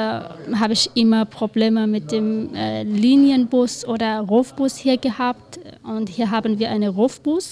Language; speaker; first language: German; non-native, learner; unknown